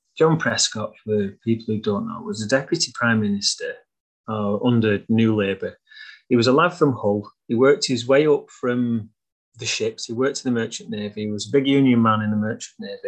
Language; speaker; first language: English; native; English